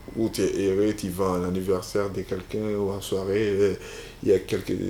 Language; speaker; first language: French; non-native, local second language; Bambara